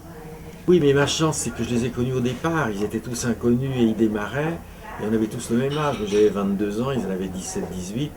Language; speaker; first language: French; native; French